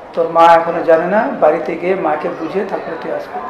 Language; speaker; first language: Bangla; native; Bangla